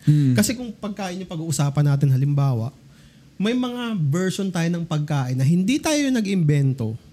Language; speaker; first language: Filipino; native; Filipino